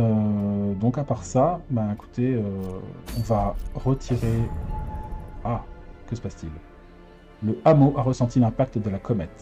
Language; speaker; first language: French; native; French